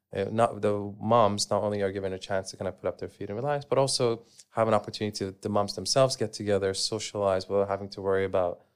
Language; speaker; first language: English; native; English